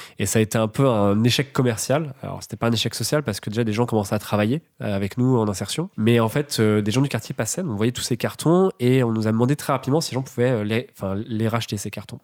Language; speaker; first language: French; native; French